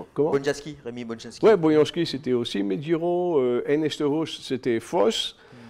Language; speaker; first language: French; native; French